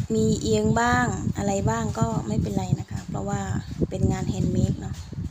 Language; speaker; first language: Thai; native; Thai